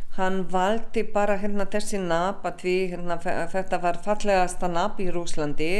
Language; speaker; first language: Icelandic; non-native, learner; Slovenian